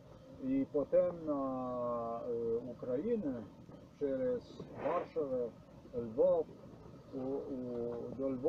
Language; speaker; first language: Ukrainian; non-native, learner; Slovenian